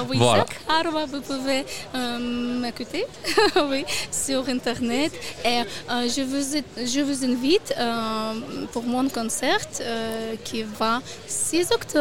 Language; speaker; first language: French; non-native, learner; Ukrainian